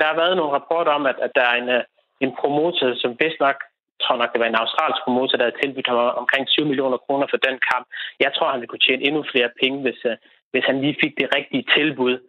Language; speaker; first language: Danish; native; Danish